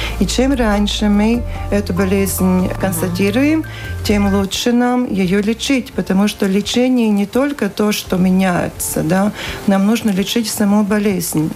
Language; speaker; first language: Russian; non-native, local second language; Latvian